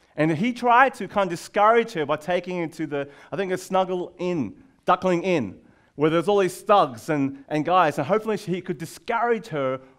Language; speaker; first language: English; native; English